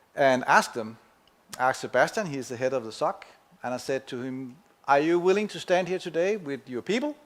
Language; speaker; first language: English; non-native, fluent; Danish